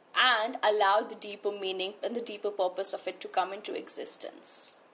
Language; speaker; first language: English; non-native, local second language; Hindi